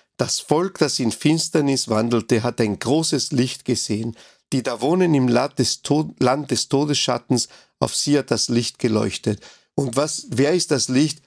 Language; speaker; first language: German; non-native, fluent; Spanish